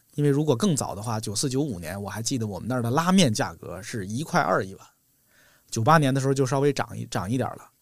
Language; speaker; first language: Chinese; native; Chinese